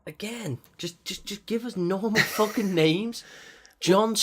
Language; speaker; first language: English; native; English